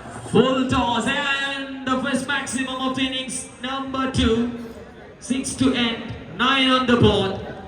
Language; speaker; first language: English; non-native, local second language; Malayalam